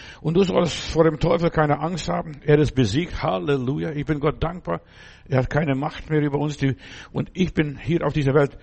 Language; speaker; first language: German; non-native, fluent; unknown